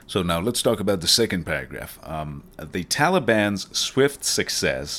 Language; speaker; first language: English; non-native, fluent; Persian